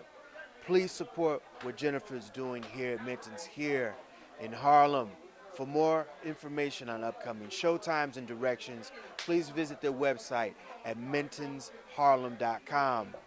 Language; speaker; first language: English; native; English